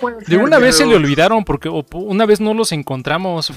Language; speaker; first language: Spanish; native; Spanish